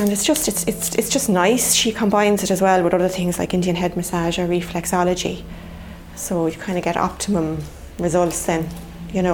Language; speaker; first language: English; native; English